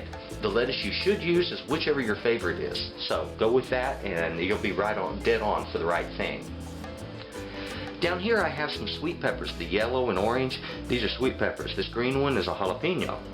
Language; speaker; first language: English; native; English